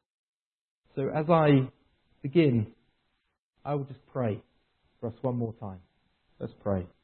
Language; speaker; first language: English; native; English